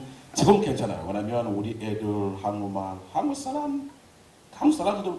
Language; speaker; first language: Korean; non-native, learner; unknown